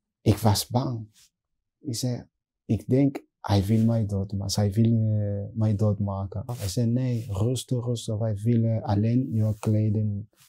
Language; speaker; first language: Dutch; non-native, learner; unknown